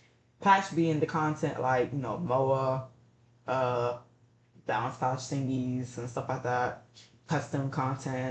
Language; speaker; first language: English; native; English